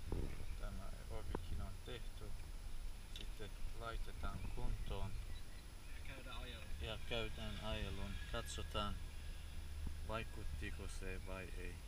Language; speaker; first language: Finnish; non-native, fluent; Central Kurdish